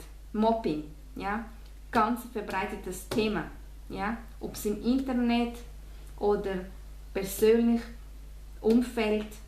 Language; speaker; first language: German; non-native, fluent; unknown